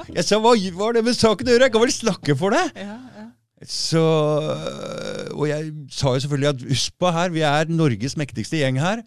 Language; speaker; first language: Norwegian; native; Norwegian